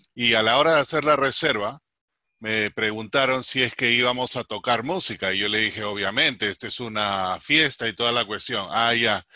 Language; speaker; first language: Spanish; native; Spanish